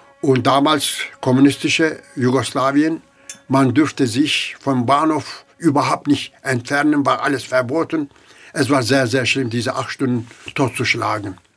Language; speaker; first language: German; non-native, fluent; Turkish